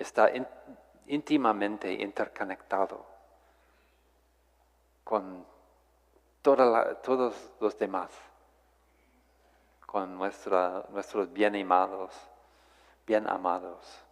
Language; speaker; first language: Spanish; non-native, fluent; English